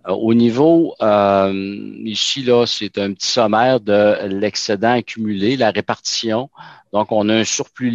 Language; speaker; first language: French; native; French